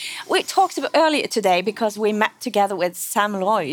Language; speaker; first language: English; non-native, fluent; Norwegian